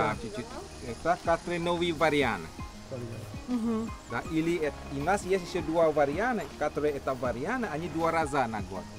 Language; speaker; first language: Russian; non-native, learner; Indonesian